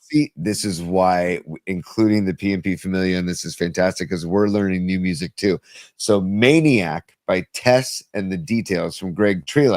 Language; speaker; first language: English; native; English